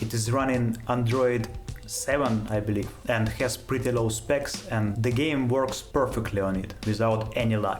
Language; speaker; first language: English; non-native, fluent; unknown